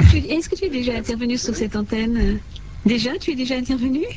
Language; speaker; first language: French; native; French